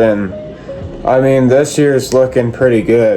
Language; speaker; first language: English; native; English